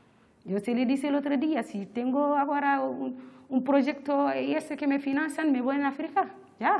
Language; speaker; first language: Spanish; non-native, learner; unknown